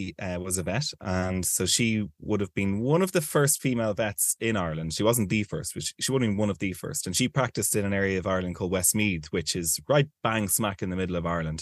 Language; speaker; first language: English; native; English